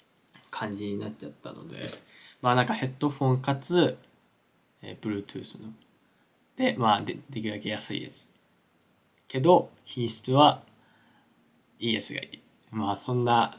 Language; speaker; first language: Japanese; native; Japanese